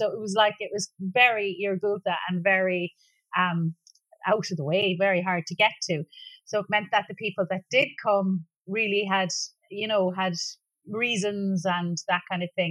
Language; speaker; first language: English; native; English